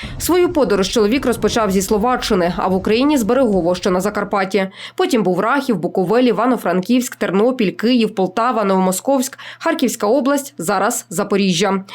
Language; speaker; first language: Ukrainian; native; Ukrainian